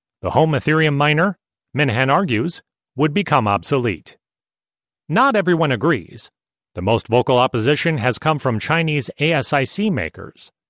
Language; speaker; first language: English; native; English